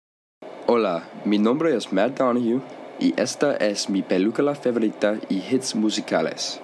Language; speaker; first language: Spanish; non-native, learner; English